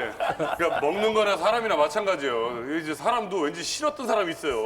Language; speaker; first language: Korean; native; Korean